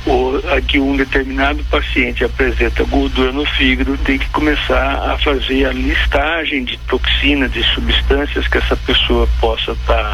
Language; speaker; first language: Portuguese; native; Portuguese